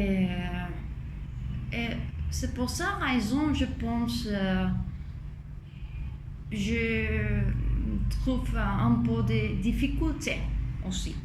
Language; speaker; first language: French; non-native, fluent; Spanish